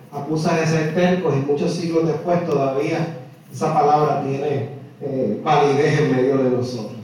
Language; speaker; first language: Spanish; native; Spanish